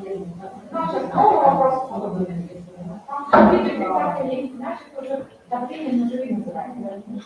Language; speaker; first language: Russian; non-native, local second language; Kazakh